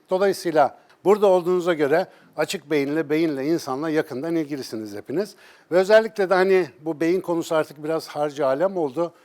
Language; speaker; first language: Turkish; native; Turkish